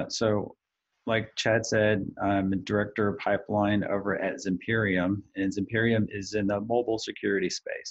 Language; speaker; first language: English; native; English